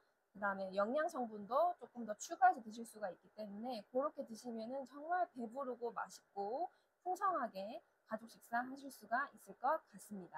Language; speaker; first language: Korean; native; Korean